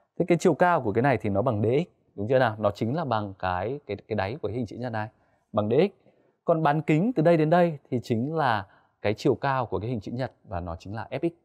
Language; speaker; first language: Vietnamese; native; Vietnamese